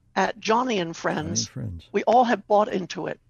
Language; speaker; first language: English; native; English